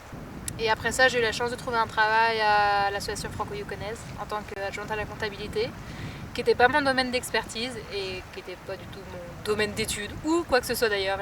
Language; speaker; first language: French; native; French